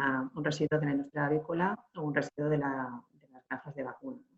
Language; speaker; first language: Spanish; native; Spanish